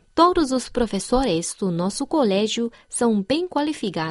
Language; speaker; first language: Portuguese; non-native, fluent; Chinese